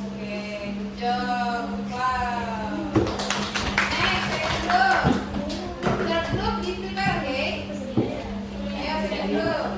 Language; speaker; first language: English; non-native, learner; Indonesian